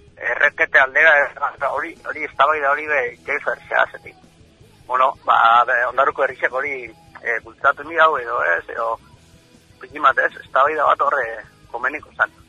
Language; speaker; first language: Basque; native; Basque